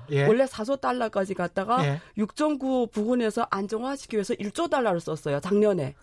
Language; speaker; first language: Korean; early bilingual, heritage; Korean